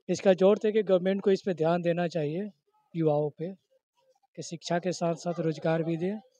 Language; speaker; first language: Hindi; native; Hindi